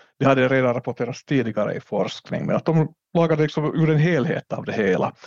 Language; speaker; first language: Swedish; native; Swedish